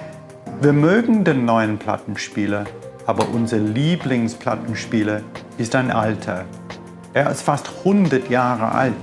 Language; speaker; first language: German; non-native, fluent; English